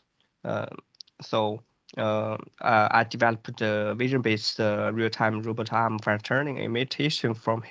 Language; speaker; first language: English; non-native, fluent; Chinese